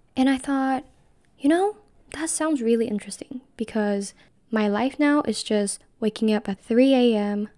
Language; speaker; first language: English; non-native, fluent; Chinese